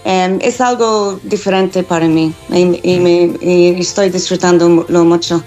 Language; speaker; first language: Spanish; non-native, fluent; English